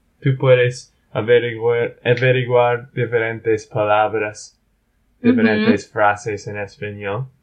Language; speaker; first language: Spanish; non-native, learner; English